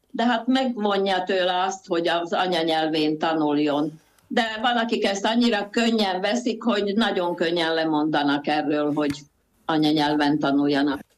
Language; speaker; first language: Hungarian; native; Hungarian